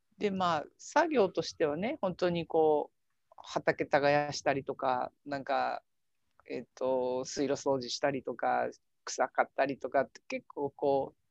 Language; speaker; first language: Japanese; native; Japanese